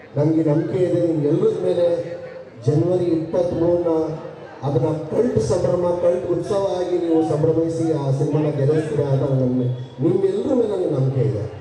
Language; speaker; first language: Kannada; non-native, local second language; Urdu